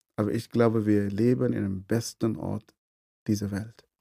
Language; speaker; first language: German; non-native, fluent; Arabic